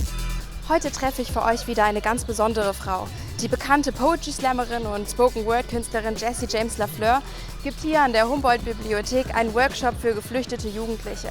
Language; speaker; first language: German; native; German